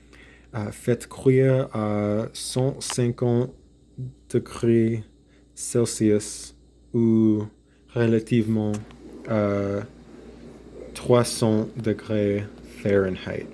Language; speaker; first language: French; non-native, learner; English